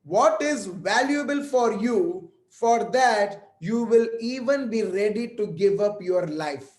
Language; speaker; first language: English; non-native, local second language; Hindi